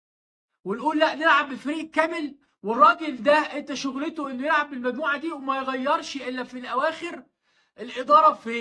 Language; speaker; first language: Arabic; native; Arabic